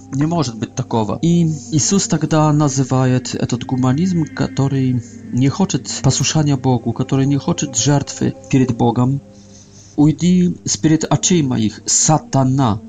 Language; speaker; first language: Polish; non-native, learner; Russian